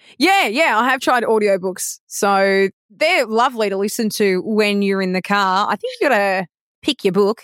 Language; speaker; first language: English; native; English